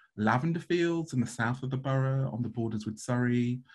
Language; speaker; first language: English; native; English